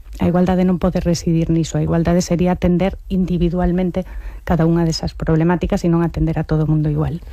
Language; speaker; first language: Galician; native; Galician